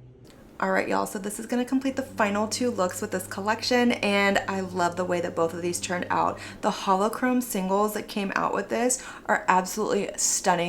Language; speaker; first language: English; native; English